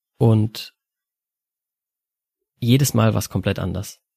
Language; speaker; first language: German; native; German